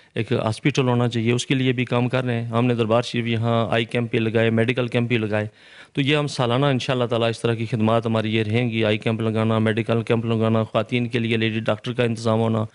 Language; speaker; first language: Urdu; non-native, local second language; Punjabi